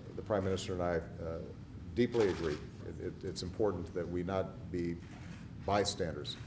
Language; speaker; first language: English; native; English